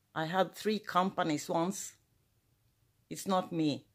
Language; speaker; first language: English; non-native, fluent; Swedish